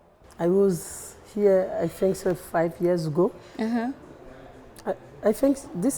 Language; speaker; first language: English; non-native, learner; Bambara